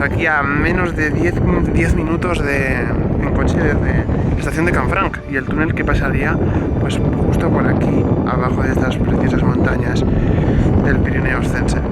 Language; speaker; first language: Spanish; native; Spanish